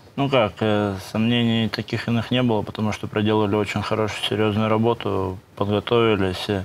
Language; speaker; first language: Russian; native; Russian